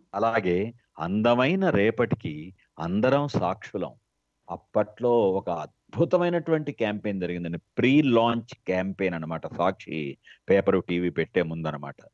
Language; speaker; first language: Telugu; native; Telugu